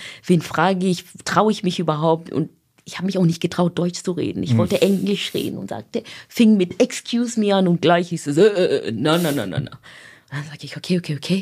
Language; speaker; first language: German; non-native, fluent; Swahili